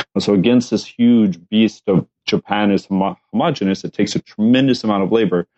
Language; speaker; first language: English; native; English